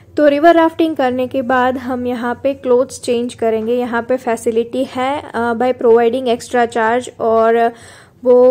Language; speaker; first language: Hindi; non-native, local second language; Gujarati